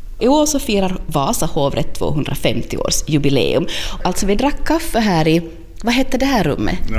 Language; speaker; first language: Swedish; native; Swedish